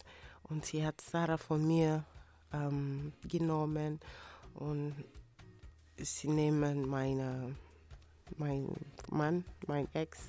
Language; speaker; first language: German; non-native, learner; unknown